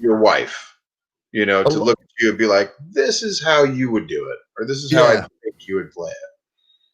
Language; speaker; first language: English; native; English